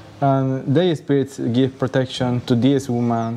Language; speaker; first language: English; non-native, learner; Spanish